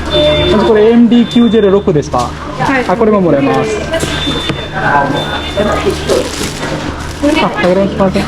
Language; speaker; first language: Japanese; non-native, learner; Nepali